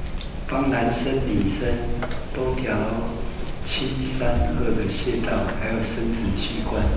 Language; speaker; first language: Chinese; native; Chinese